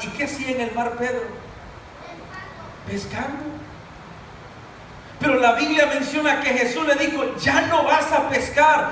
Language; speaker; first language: Spanish; native; Spanish